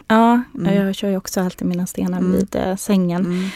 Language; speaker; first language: Swedish; native; Swedish